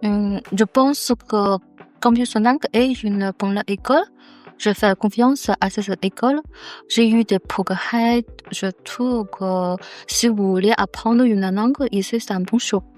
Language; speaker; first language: French; non-native, learner; Chinese